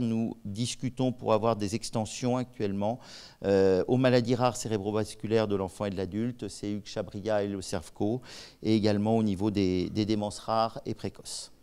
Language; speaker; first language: French; native; French